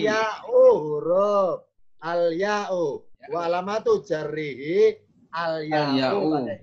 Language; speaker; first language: Arabic; non-native, fluent; Indonesian